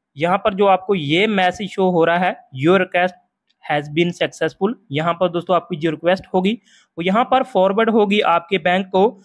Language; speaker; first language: Hindi; non-native, local second language; Punjabi